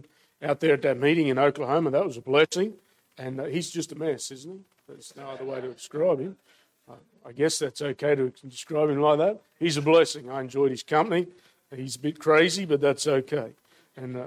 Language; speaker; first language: English; native; English